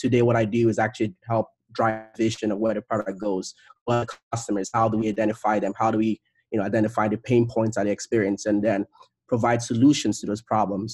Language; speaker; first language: English; non-native, local second language; Igbo